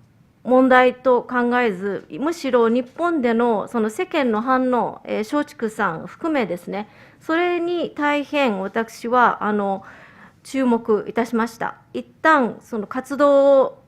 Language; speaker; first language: Japanese; native; Japanese